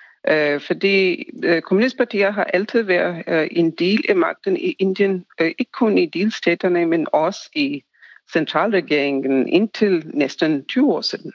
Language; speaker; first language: Danish; non-native, fluent; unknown